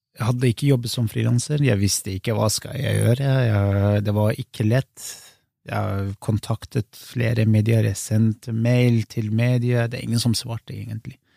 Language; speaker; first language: Norwegian; non-native, fluent; Kurdish